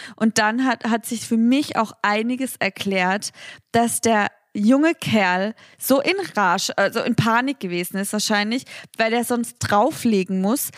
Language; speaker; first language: German; native; German